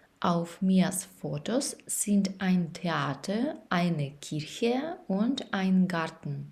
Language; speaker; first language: German; non-native, fluent; Ukrainian